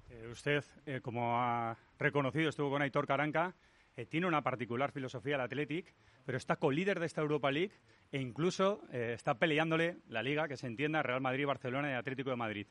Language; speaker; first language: Spanish; native; Spanish